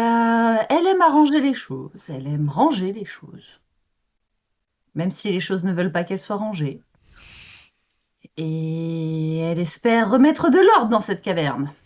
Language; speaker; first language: French; native; French